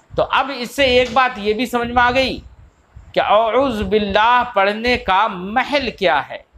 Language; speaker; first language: Urdu; native; Urdu